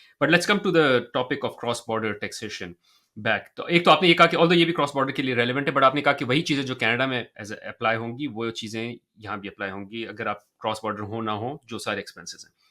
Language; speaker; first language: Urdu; native; Urdu